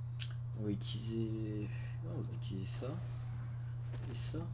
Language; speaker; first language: French; native; French